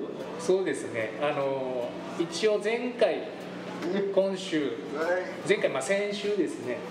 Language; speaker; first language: Japanese; native; Japanese